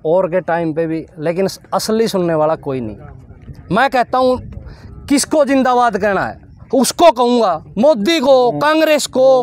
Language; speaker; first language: Hindi; native; Hindi